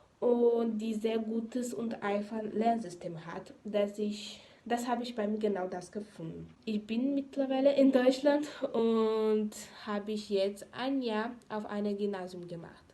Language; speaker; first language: German; non-native, fluent; Portuguese